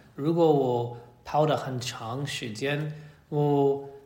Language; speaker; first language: Chinese; non-native, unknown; English